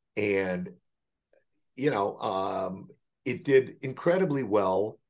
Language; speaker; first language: English; native; English